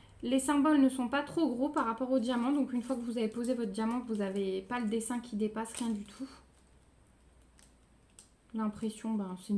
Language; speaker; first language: French; native; French